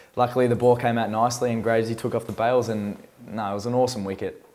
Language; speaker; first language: English; native; English